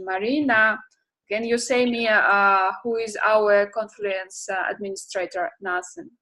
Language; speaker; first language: English; non-native, learner; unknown